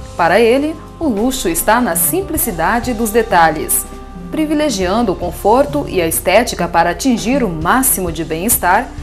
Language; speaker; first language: Portuguese; native; Portuguese